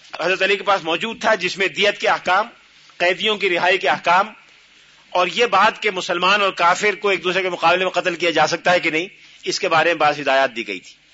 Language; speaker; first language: Urdu; native; Urdu